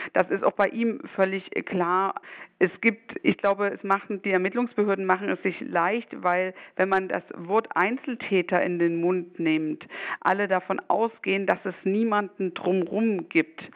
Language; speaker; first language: German; native; German